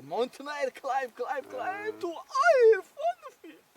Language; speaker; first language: English; non-native, learner; Turkish